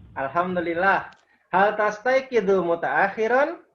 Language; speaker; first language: Arabic; non-native, fluent; Indonesian